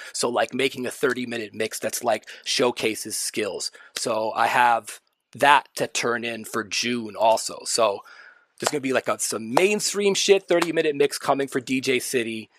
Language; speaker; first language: English; native; English